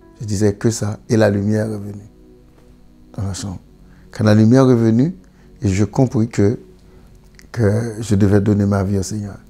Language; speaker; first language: French; non-native, local second language; Haitian Creole